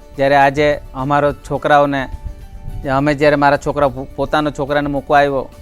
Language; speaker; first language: Gujarati; non-native, local second language; Kukna